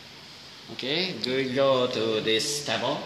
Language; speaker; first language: English; non-native, learner; Indonesian